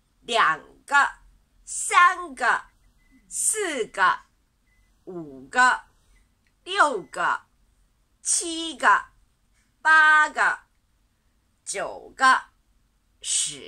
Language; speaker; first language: Chinese; non-native, fluent; Japanese